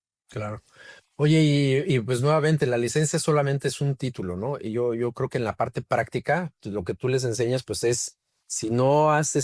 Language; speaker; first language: Spanish; native; Spanish